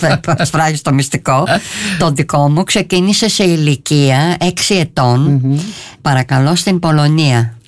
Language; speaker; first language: Greek; early bilingual, heritage; Greek